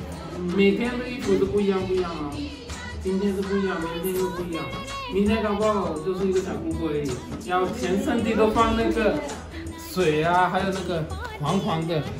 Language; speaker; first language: Chinese; non-native, fluent; Hindi